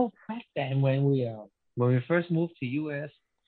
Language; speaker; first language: English; non-native, local second language; Cantonese